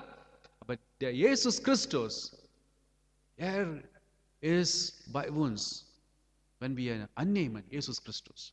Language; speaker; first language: German; non-native, learner; Amharic